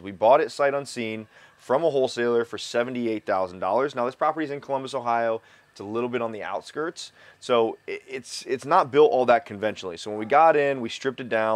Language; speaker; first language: English; native; English